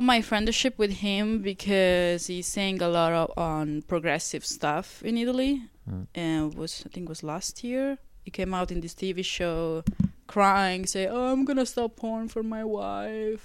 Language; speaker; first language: English; non-native, fluent; Italian